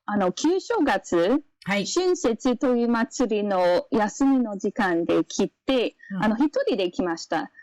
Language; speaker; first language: Japanese; non-native, fluent; English